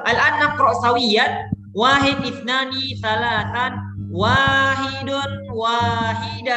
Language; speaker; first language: Arabic; non-native, fluent; Indonesian